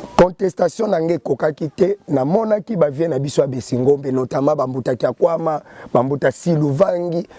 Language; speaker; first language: Lingala; non-native, local second language; Kongo